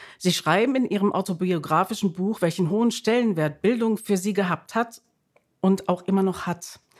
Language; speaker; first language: German; native; German